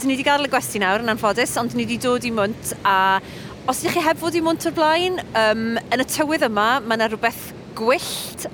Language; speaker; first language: Welsh; native; Welsh